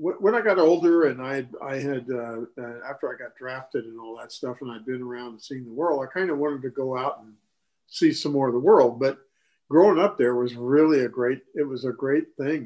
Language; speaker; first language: English; native; English